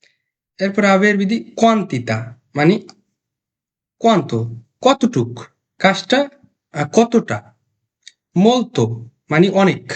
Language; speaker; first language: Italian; non-native, fluent; Bangla